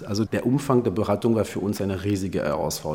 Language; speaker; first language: German; native; German